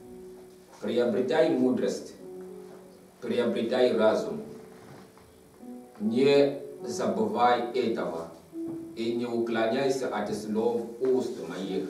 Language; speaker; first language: Russian; non-native, fluent; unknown